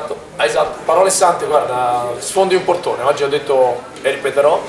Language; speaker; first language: Italian; native; Italian